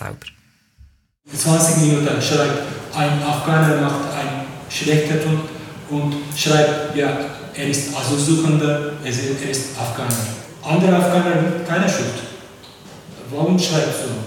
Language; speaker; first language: German; non-native, learner; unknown